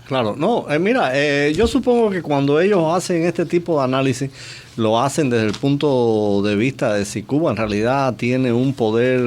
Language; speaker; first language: Spanish; native; Spanish